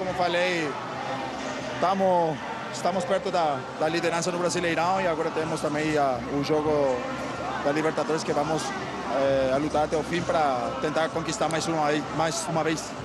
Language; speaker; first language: Portuguese; non-native, fluent; Spanish